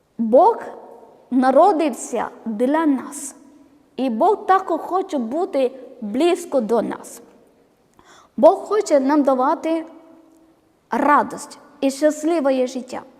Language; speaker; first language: Ukrainian; non-native, learner; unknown